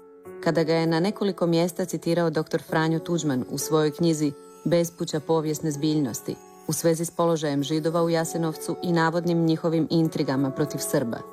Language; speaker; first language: Croatian; native; Croatian